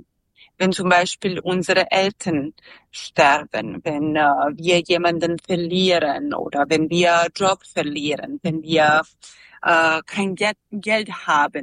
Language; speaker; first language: German; non-native, fluent; Serbian